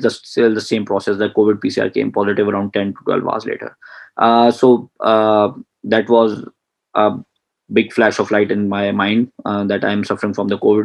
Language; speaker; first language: English; non-native, local second language; Punjabi